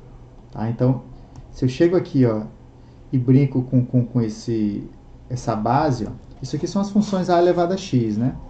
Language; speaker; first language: Portuguese; native; Portuguese